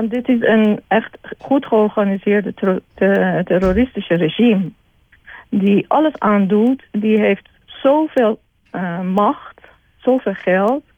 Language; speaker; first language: Dutch; non-native, fluent; Persian